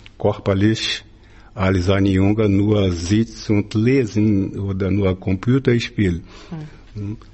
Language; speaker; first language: German; non-native, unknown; Portuguese